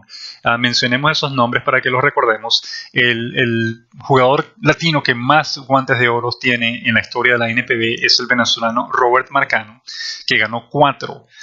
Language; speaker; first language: Spanish; native; Spanish